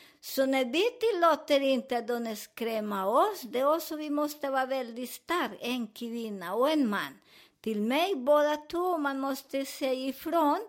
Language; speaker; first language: Swedish; non-native, fluent; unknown